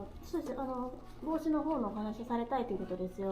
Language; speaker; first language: Japanese; native; Japanese